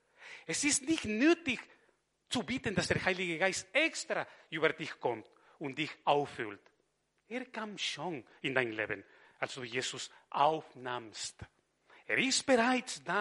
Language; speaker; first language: German; non-native, fluent; Spanish